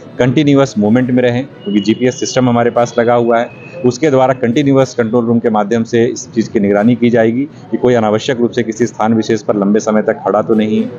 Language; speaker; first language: Hindi; native; Hindi